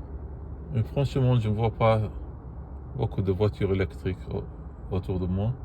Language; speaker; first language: French; non-native, fluent; Arabic